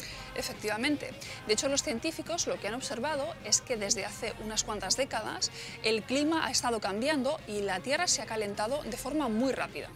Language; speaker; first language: Spanish; native; Spanish